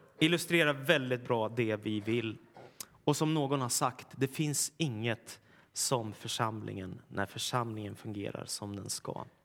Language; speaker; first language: Swedish; native; Swedish